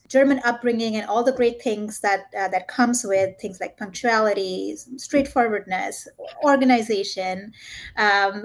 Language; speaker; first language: English; early bilingual, heritage; German